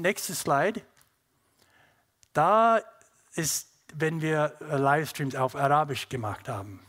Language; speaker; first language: German; non-native, learner; English